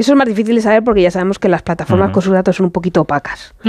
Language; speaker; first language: Spanish; native; Spanish